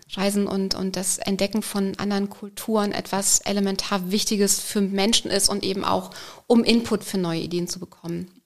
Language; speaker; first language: German; native; German